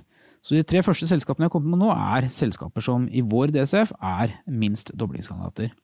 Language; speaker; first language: Norwegian; native; Norwegian